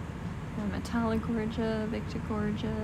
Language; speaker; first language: Spanish; non-native, fluent; English